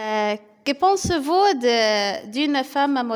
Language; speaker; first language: French; non-native, local second language; Arabic